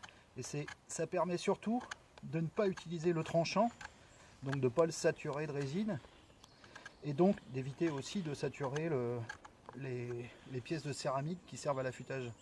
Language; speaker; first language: French; native; French